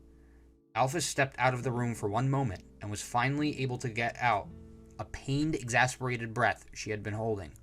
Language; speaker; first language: English; native; English